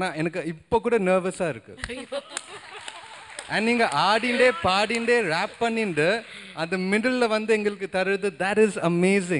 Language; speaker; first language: Tamil; early bilingual, heritage; Tamil